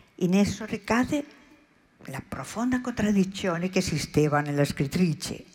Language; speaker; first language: Italian; non-native, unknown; Spanish